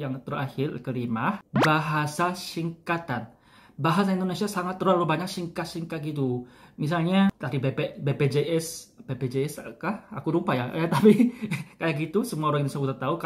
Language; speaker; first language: Indonesian; non-native, fluent; Korean